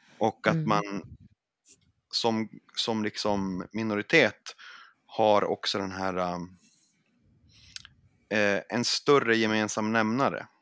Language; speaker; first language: Swedish; native; Swedish